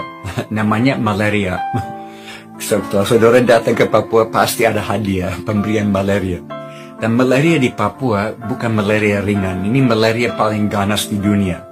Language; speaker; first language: Indonesian; non-native, fluent; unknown